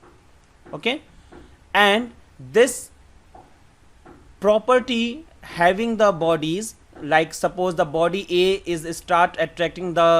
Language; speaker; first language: English; non-native, local second language; Hindi